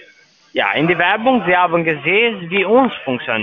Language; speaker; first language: German; non-native, learner; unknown